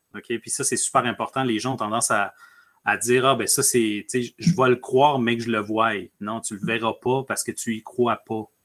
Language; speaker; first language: French; early bilingual, other home language; Spanish